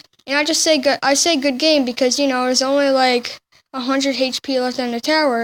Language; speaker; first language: English; native; English